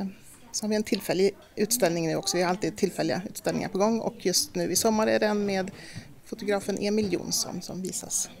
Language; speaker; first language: Swedish; native; Swedish